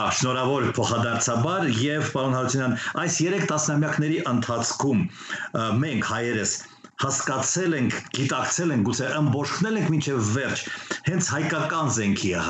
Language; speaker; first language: Armenian; native; Armenian